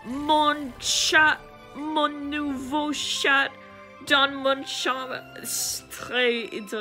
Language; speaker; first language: French; non-native, learner; English